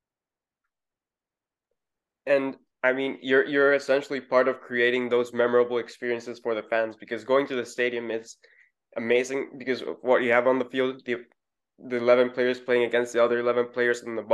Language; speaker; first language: English; non-native, fluent; Spanish